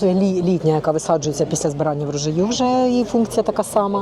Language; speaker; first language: Ukrainian; native; Ukrainian